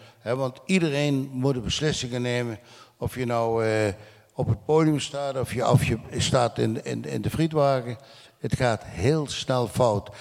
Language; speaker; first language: Dutch; non-native, local second language; Limburgish